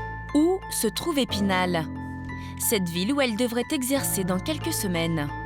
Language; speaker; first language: French; native; French